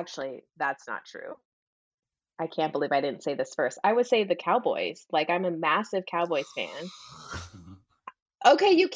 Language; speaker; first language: English; native; English